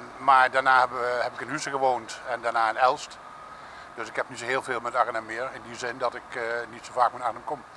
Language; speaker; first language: Dutch; native; Dutch